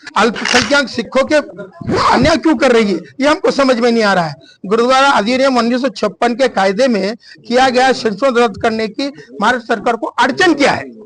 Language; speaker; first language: Hindi; non-native, local second language; Punjabi